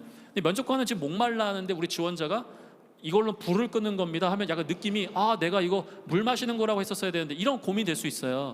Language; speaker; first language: Korean; native; Korean